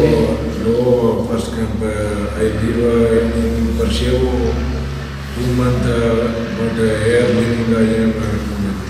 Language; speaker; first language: English; non-native, learner; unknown